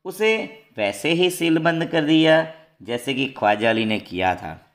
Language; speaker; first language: Hindi; non-native, local second language; Gujarati